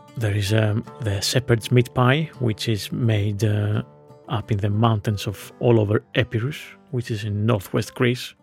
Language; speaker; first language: English; non-native, fluent; Greek